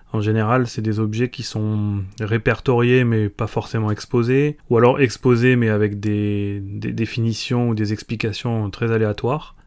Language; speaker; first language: French; native; French